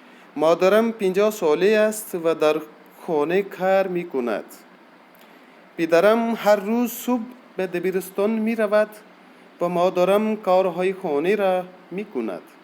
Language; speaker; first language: Persian; non-native, fluent; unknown